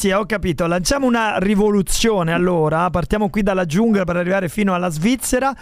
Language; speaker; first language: Italian; native; Italian